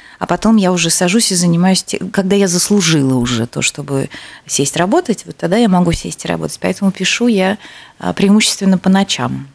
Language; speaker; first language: Russian; native; Russian